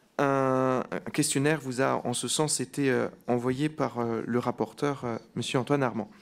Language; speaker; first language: French; native; French